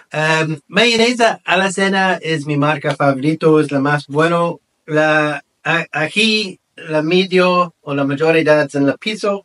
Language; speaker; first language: Spanish; non-native, learner; English